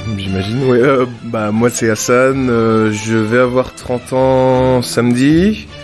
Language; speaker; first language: French; native; French